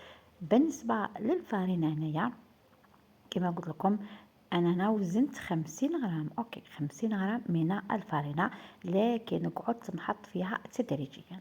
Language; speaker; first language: Arabic; native; Arabic